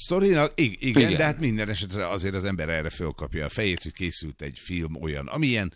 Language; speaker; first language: Hungarian; native; Hungarian